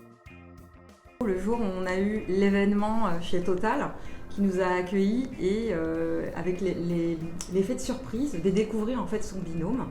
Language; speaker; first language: French; native; French